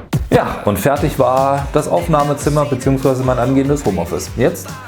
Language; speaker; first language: German; native; German